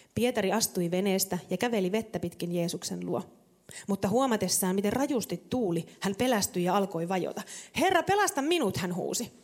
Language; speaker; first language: Finnish; native; Finnish